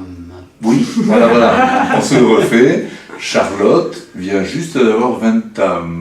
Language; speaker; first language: French; native; French